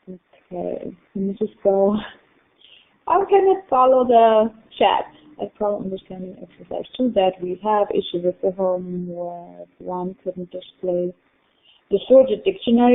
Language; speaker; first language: English; non-native, fluent; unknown